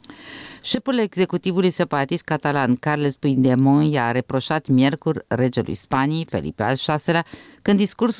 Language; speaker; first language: Romanian; native; Romanian